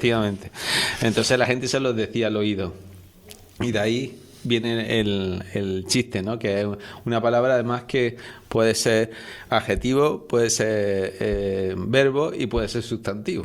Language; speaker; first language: Spanish; native; Spanish